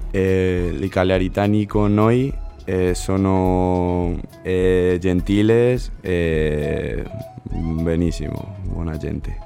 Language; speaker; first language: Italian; non-native, learner; Spanish